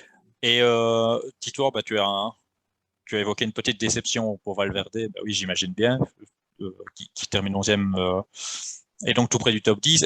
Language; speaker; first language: French; native; French